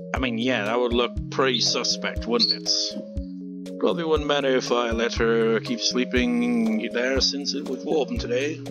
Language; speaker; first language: English; native; English